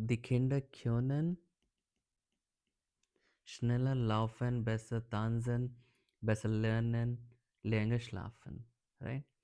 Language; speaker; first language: German; non-native, learner; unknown